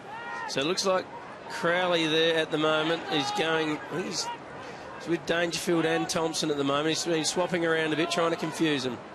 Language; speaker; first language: English; native; English